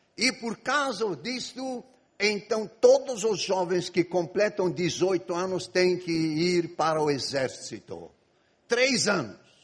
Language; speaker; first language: Portuguese; non-native, fluent; Greek